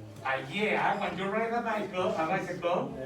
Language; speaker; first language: English; non-native, learner; Spanish